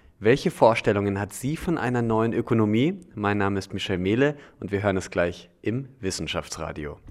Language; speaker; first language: German; native; German